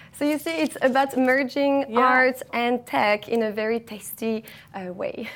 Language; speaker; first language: English; non-native, fluent; French